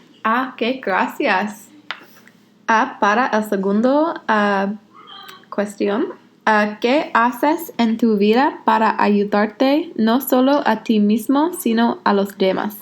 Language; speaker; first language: Spanish; non-native, learner; English